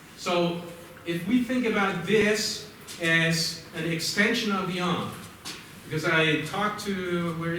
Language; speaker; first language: English; non-native, fluent; German